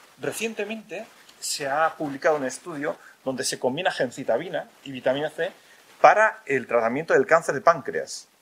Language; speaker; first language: Spanish; native; Spanish